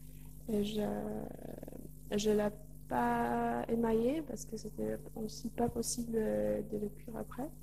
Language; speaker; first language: French; non-native, learner; Polish